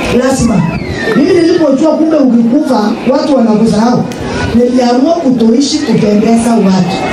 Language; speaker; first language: Swahili; non-native, local second language; Kalenjin